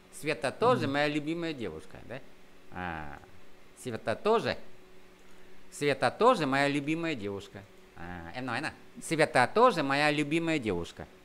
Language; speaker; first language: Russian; non-native, fluent; Vietnamese